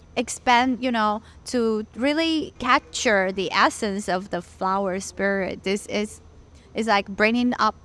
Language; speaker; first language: English; non-native, fluent; Chinese